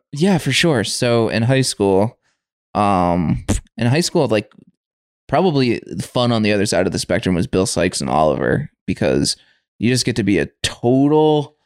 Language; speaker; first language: English; native; English